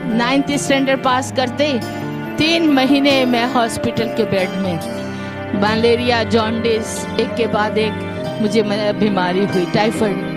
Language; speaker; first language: Hindi; native; Hindi